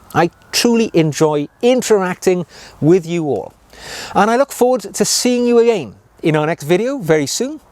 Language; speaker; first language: English; native; English